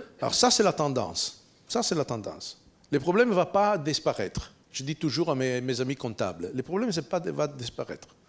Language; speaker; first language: French; non-native, fluent; Italian